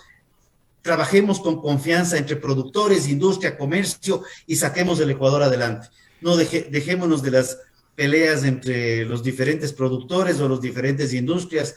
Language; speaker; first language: Spanish; native; Spanish